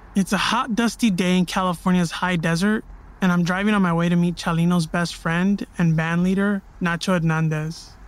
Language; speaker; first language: English; native; English